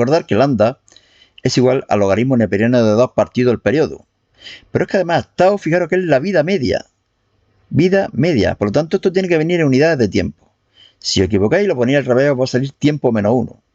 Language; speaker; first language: Spanish; native; Spanish